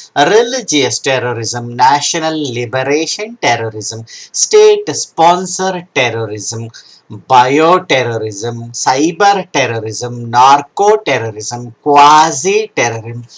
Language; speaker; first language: English; non-native, local second language; Kannada